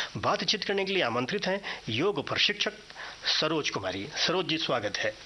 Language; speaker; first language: Hindi; native; Hindi